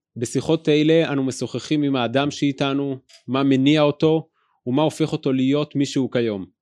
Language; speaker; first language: Hebrew; native; Hebrew